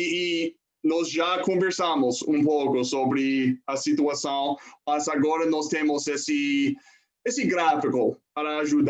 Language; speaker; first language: Portuguese; non-native, fluent; English